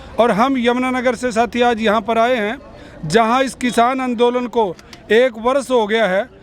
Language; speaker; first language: Hindi; native; Hindi